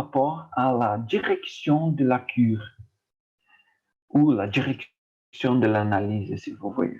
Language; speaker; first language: French; non-native, fluent; Portuguese